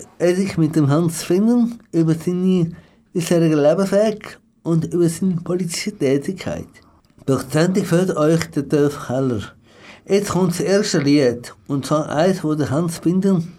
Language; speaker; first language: German; native; German